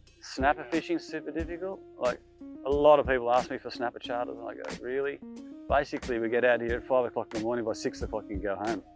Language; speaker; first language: English; native; English